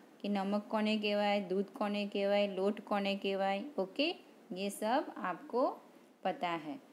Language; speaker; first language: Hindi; non-native, local second language; Gujarati